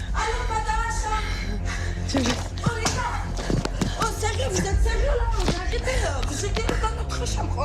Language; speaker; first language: French; native; French